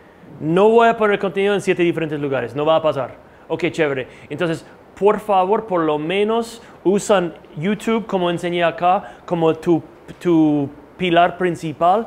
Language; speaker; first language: Spanish; non-native, fluent; English